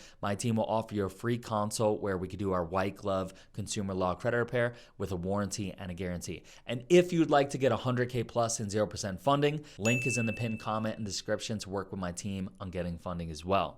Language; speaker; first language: English; native; English